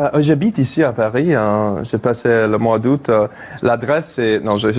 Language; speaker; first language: French; non-native, learner; English